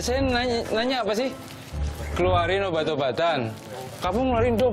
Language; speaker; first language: Indonesian; native; Indonesian